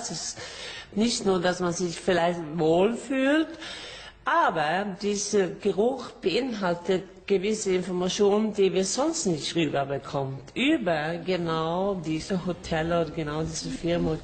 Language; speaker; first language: German; non-native, fluent; Norwegian